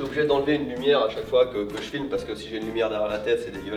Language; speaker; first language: French; native; French